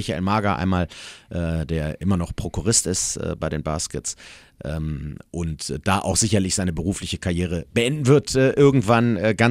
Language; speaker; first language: German; native; German